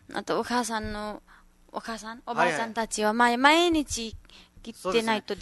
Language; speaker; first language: Japanese; non-native, learner; Nepali